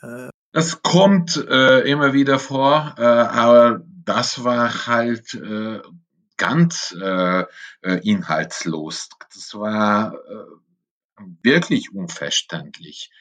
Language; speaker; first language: German; non-native, fluent; Hungarian